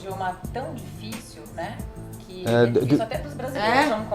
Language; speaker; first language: Portuguese; native; Portuguese